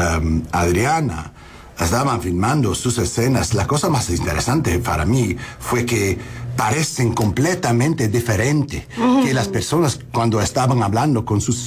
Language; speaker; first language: Spanish; early bilingual, heritage; English